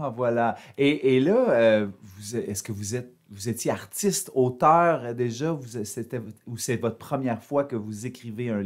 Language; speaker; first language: French; native; French